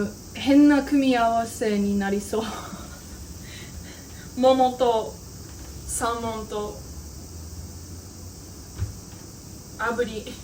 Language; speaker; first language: Japanese; non-native, learner; English